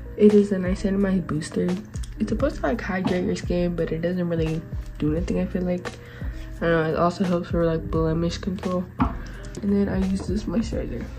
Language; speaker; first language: English; native; English